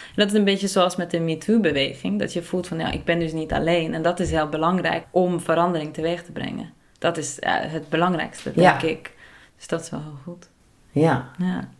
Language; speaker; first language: Dutch; non-native, fluent; Norwegian